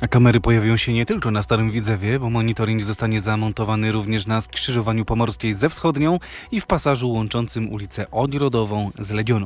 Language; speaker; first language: Polish; native; Polish